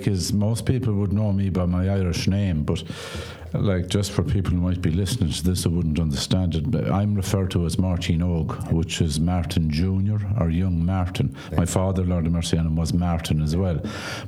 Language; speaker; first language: English; non-native, local second language; Irish